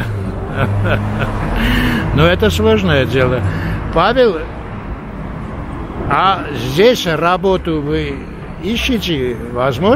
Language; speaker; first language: Russian; non-native, fluent; Armenian